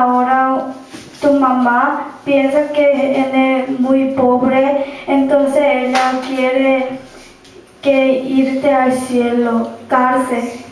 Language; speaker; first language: Spanish; non-native, learner; Korean